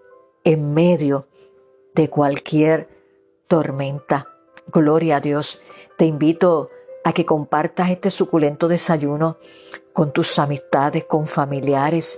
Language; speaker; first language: Spanish; native; Spanish